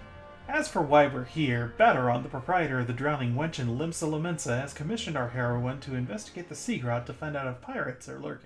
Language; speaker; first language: English; native; English